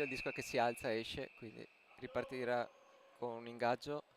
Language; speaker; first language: Italian; native; Italian